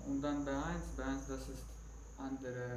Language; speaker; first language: German; non-native, learner; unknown